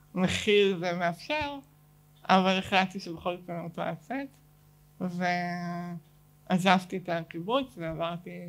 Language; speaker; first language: Hebrew; native; Hebrew